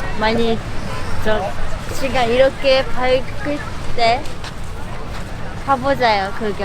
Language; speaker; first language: Korean; non-native, fluent; Japanese